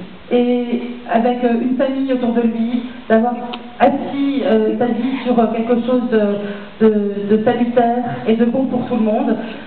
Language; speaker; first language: French; native; French